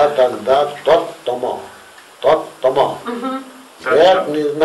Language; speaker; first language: Russian; non-native, learner; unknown